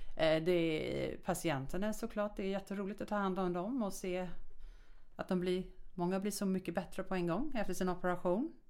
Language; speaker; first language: Swedish; non-native, fluent; English